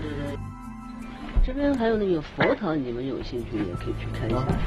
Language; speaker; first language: Chinese; native; Chinese